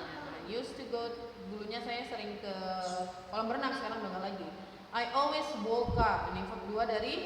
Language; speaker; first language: Indonesian; native; Indonesian